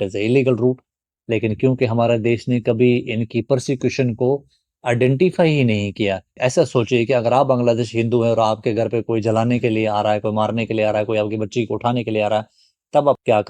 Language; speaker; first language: Hindi; native; Hindi